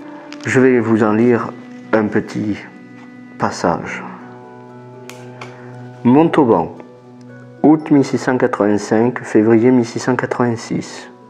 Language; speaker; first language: French; native; French